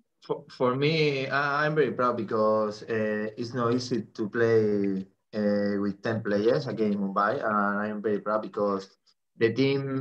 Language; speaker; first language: English; non-native, fluent; Spanish